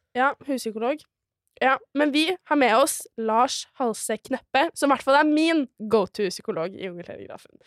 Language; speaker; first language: Norwegian; native; Norwegian